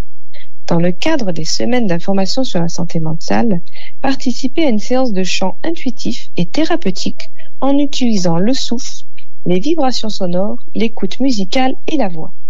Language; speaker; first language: French; native; French